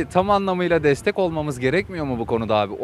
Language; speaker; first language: Turkish; native; Turkish